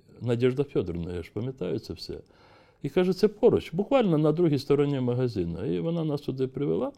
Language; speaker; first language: Ukrainian; non-native, local second language; Crimean Tatar